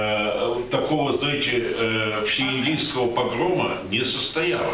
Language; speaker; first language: Russian; native; Russian